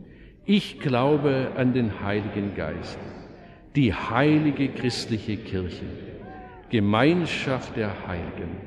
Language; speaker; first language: German; native; German